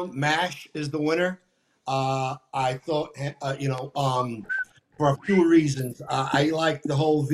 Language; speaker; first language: English; native; English